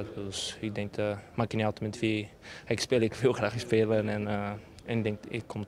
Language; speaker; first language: Dutch; non-native, fluent; Portuguese